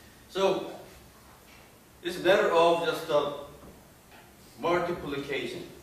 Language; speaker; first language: English; non-native, fluent; Korean